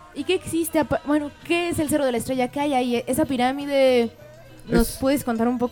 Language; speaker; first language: Spanish; native; Spanish